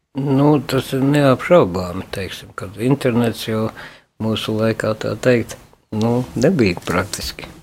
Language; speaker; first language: Latvian; native; Latvian